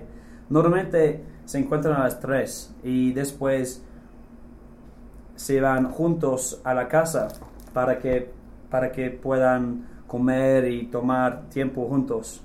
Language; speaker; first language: Spanish; non-native, fluent; English